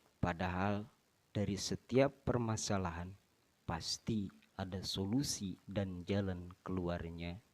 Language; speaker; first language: Indonesian; non-native, local second language; Sundanese